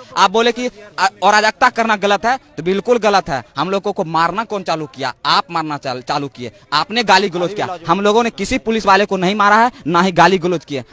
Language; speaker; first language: Hindi; native; Hindi